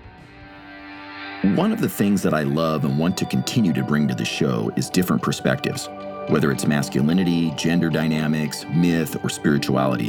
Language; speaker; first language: English; native; English